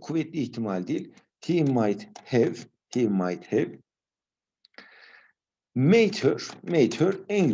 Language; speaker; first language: English; non-native, fluent; Turkish